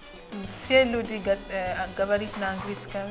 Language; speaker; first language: Russian; non-native, learner; Igbo